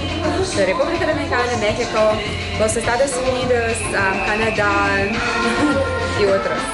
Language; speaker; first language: Spanish; non-native, learner; Russian